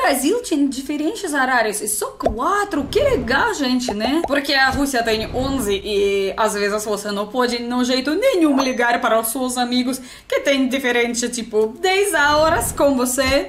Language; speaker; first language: Portuguese; non-native, learner; Russian